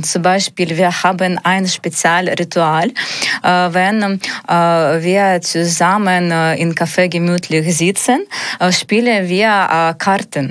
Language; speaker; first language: German; non-native, learner; Ukrainian